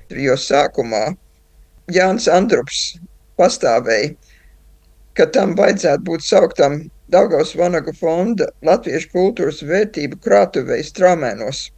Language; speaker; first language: Latvian; early bilingual, heritage; Latvian